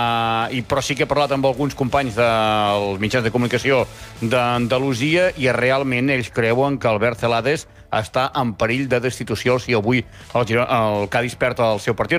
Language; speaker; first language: Catalan; native; Catalan